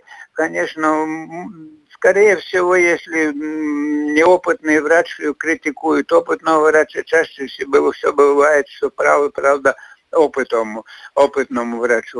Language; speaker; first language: Russian; non-native, fluent; Latvian